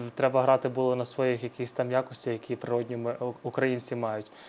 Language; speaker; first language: Ukrainian; native; Ukrainian